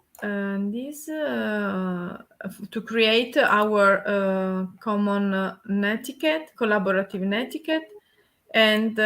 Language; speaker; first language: English; non-native, learner; Italian